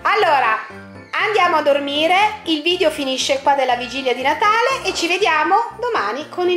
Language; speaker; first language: Italian; native; Italian